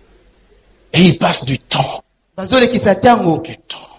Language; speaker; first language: French; non-native, local second language; Lingala